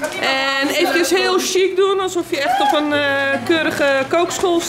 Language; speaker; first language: Dutch; native; Dutch